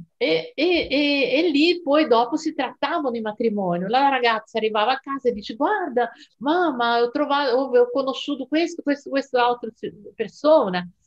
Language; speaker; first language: Italian; non-native, fluent; Portuguese